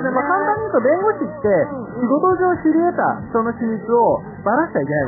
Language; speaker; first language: Japanese; native; Japanese